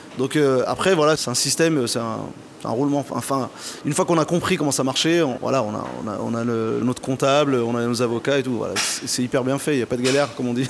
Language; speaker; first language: French; early bilingual, other home language; Arabic